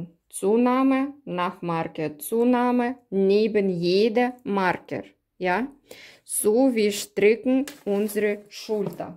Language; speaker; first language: German; non-native, learner; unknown